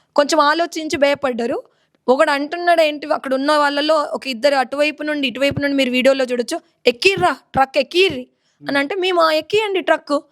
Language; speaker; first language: Telugu; native; Telugu